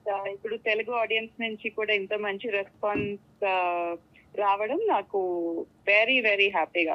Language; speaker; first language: Telugu; non-native, fluent; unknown